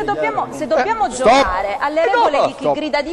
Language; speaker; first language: Italian; native; Italian